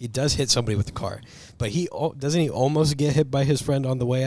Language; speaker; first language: English; native; English